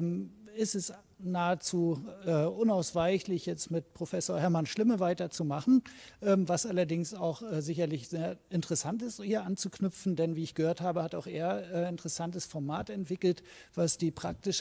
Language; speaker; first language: German; native; German